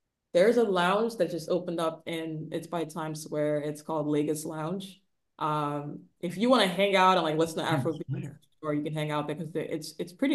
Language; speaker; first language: English; non-native, local second language; Igbo